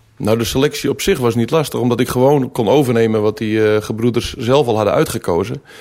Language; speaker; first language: Dutch; non-native, local second language; Western Frisian